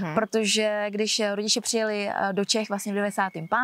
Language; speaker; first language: Czech; early bilingual, other home language; Vietnamese